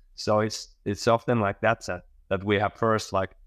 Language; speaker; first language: English; non-native, fluent; Finnish